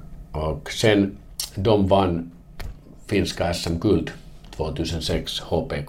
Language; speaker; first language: Swedish; non-native, learner; Finnish